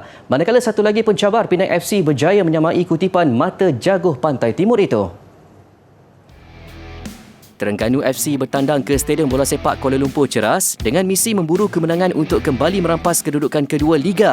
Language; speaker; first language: Malay; native; Malay